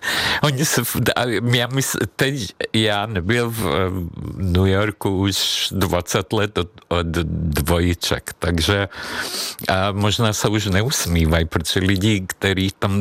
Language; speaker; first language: Czech; non-native, fluent; Hungarian